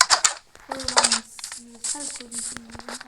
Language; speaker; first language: Kazakh; native; Kazakh